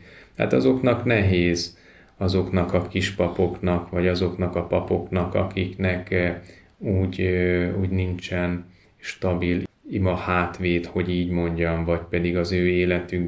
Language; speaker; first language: Hungarian; native; Hungarian